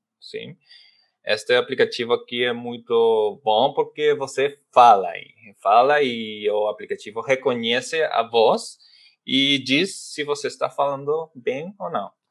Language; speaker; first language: Portuguese; non-native, fluent; Spanish